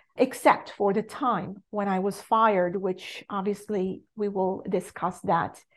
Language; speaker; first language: English; non-native, fluent; Arabic